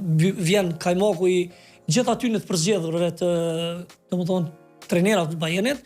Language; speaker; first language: Albanian; native; Albanian